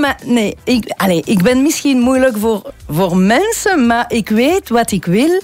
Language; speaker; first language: Dutch; non-native, learner; French